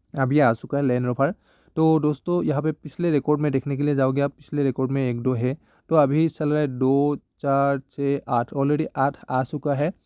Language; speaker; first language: Hindi; non-native, local second language; Bangla